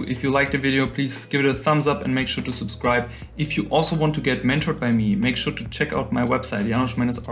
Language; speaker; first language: English; non-native, fluent; German